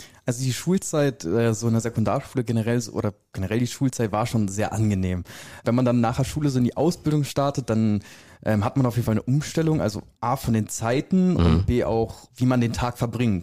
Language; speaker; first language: German; native; German